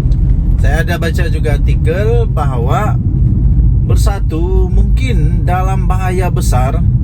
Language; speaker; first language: Malay; native; Malay